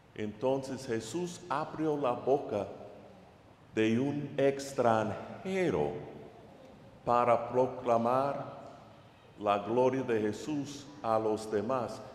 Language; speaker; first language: Spanish; non-native, fluent; English